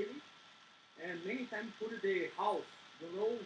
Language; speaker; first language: English; non-native, learner; Portuguese